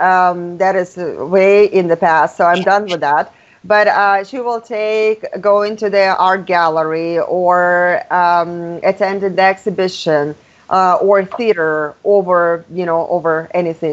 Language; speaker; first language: English; non-native, fluent; Russian